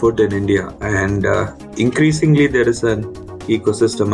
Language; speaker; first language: English; non-native, local second language; Tamil